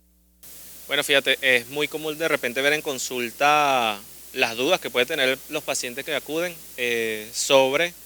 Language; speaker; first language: Spanish; native; Spanish